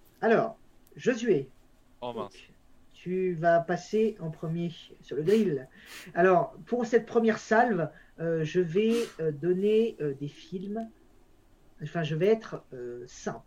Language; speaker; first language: French; native; French